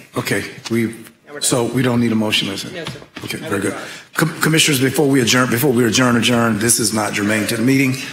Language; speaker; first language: English; native; English